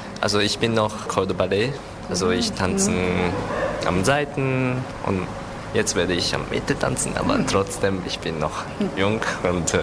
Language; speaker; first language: German; non-native, learner; Japanese